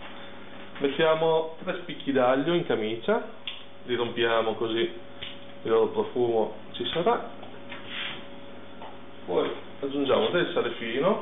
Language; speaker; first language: Italian; native; Italian